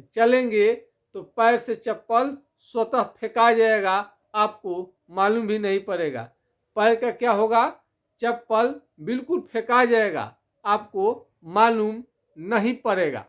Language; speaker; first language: Hindi; non-native, local second language; Bhojpuri